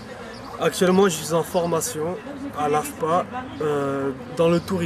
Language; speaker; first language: French; early bilingual, other home language; Arabic